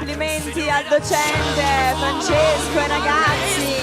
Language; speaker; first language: Italian; native; Italian